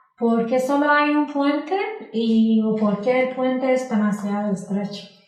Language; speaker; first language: Spanish; non-native, learner; Persian